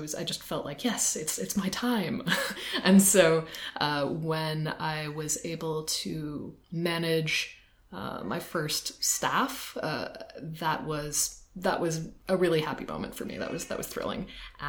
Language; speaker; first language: English; native; English